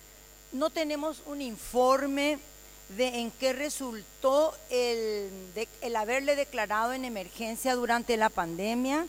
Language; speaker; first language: Spanish; native; Spanish